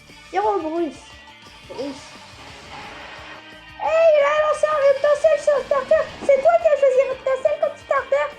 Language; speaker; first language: French; native; French